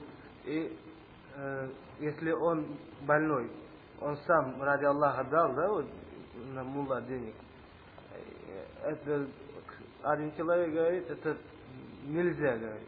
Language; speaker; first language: Russian; non-native, learner; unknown